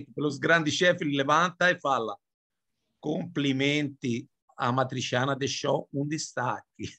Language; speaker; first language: Portuguese; non-native, fluent; Italian